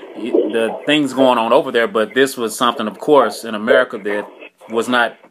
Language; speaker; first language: English; native; English